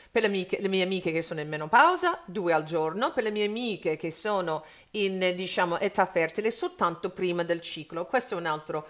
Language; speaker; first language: Italian; non-native, fluent; English